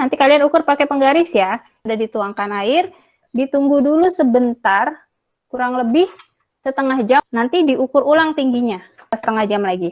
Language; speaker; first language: Indonesian; native; Indonesian